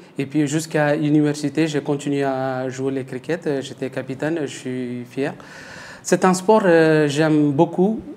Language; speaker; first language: French; non-native, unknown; Tamil